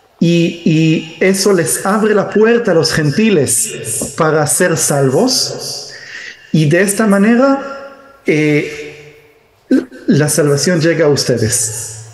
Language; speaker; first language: Spanish; early bilingual, heritage; Spanish